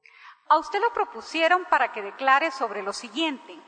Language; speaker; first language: Spanish; native; Spanish